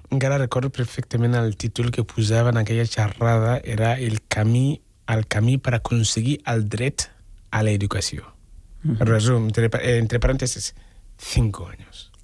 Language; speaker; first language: Catalan; non-native, fluent; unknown